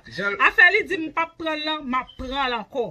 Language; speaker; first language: French; non-native, learner; Haitian Creole